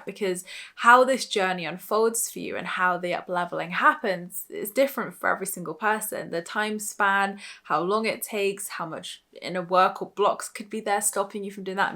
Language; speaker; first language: English; native; English